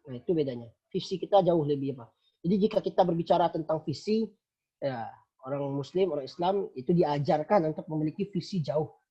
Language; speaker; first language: Indonesian; non-native, local second language; Minangkabau